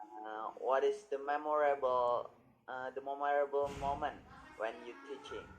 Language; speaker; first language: English; non-native, learner; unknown